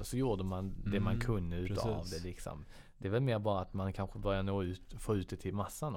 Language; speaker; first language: Swedish; native; Swedish